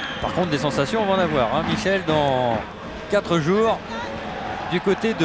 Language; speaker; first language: French; native; French